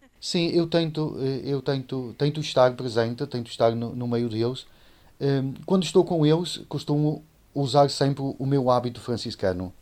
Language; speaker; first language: Portuguese; native; Portuguese